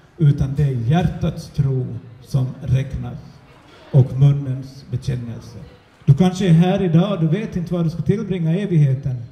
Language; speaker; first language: Swedish; native; Swedish